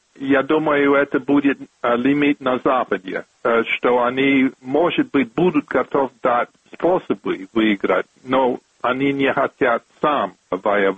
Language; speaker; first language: Russian; non-native, fluent; English